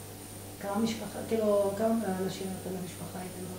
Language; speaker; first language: Hebrew; native; Hebrew